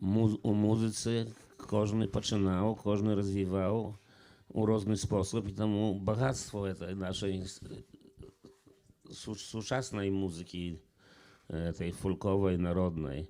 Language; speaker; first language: Polish; non-native, local second language; Belarusian